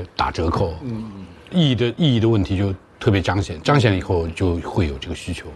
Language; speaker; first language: Chinese; native; Chinese